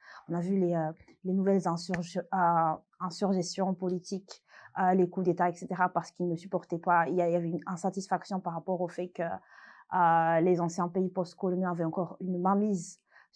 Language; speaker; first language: French; non-native, local second language; Malagasy